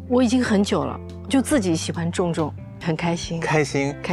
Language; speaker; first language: Chinese; native; Chinese